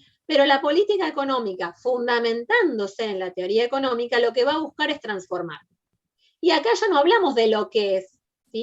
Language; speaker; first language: Spanish; native; Spanish